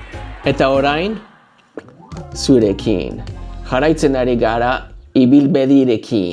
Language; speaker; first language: Basque; non-native, learner; English